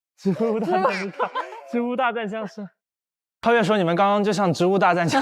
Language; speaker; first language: Chinese; native; Chinese